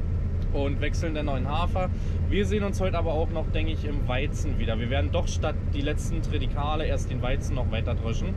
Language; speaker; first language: German; native; German